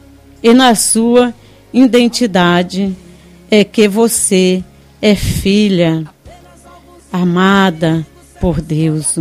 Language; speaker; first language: Portuguese; native; Portuguese